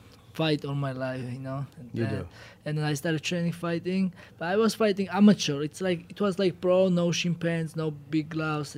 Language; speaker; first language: English; non-native, learner; Georgian